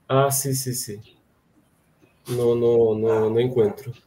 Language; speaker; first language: Spanish; non-native, fluent; Portuguese